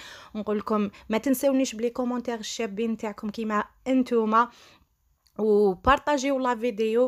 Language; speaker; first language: Arabic; native; Arabic